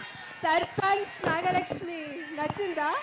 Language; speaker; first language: Telugu; non-native, fluent; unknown